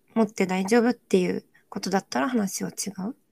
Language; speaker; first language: Japanese; early bilingual, other home language; Korean